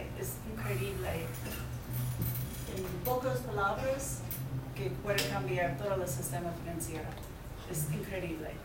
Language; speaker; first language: Spanish; non-native, learner; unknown